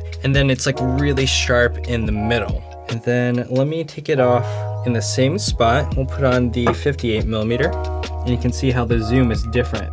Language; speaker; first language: English; native; English